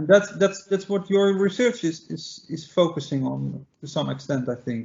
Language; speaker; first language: English; non-native, fluent; Dutch